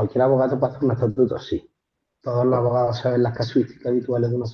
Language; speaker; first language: Spanish; native; Spanish